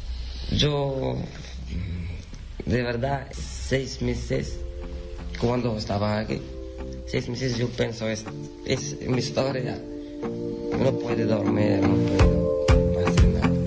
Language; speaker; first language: Spanish; non-native, learner; Arabic